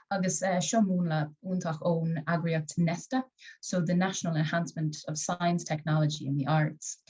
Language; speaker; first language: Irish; native; Irish